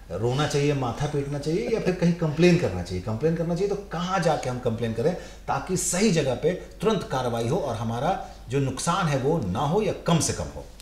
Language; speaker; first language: Hindi; native; Hindi